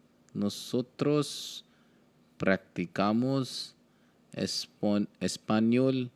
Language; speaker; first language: Spanish; non-native, learner; Hindi